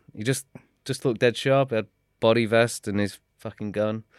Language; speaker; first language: English; native; English